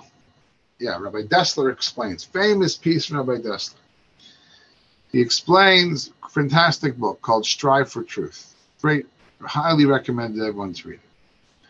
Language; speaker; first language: English; native; English